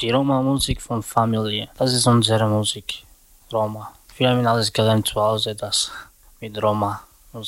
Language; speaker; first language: German; non-native, learner; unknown